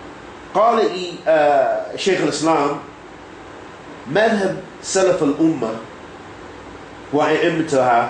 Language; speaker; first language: Arabic; non-native, fluent; English